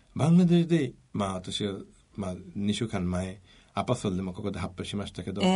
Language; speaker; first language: Japanese; non-native, fluent; Bangla